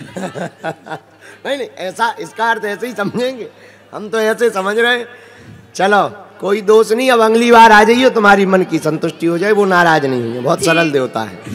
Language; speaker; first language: Hindi; native; Hindi